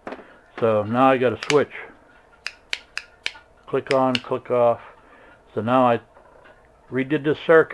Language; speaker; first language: English; native; English